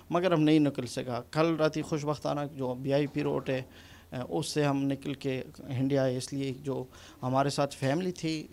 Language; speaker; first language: Urdu; non-native, fluent; Punjabi